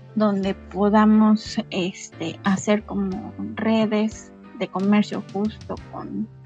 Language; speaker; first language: Spanish; non-native, local second language; Nahuatl languages